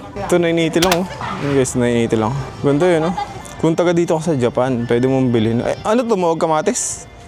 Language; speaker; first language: Filipino; native; Filipino